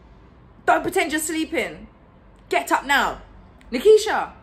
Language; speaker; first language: English; native; English